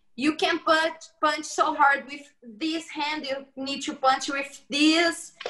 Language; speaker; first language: English; non-native, fluent; Portuguese